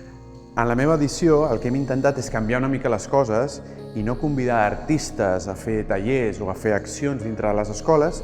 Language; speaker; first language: Catalan; native; Catalan